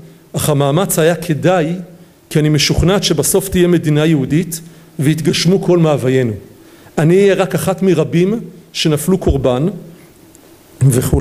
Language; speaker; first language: Hebrew; native; Hebrew